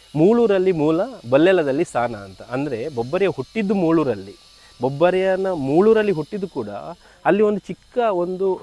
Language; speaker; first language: Kannada; non-native, local second language; Tulu